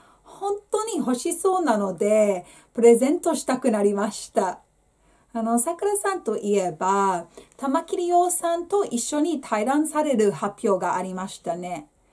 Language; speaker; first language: Japanese; non-native, fluent; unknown